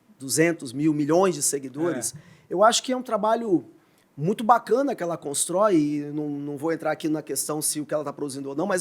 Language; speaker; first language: Portuguese; native; Portuguese